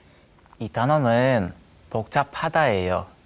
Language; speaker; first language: Korean; non-native, learner; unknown